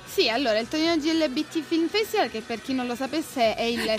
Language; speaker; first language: Italian; native; Italian